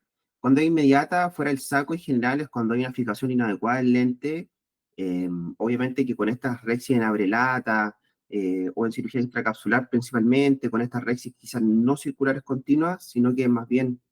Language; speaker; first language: Spanish; native; Spanish